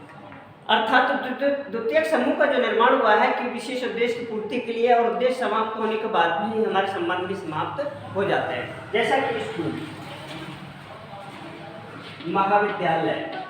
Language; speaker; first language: Hindi; native; Hindi